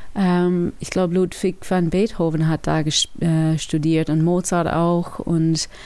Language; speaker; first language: German; non-native, learner; English